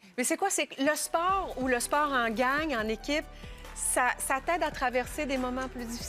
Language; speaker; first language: French; native; French